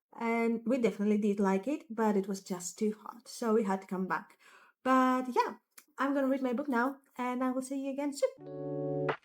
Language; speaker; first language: English; non-native, fluent; Greek